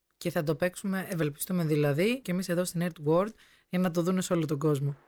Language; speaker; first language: Greek; native; Greek